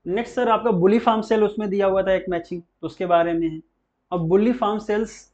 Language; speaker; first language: Hindi; native; Hindi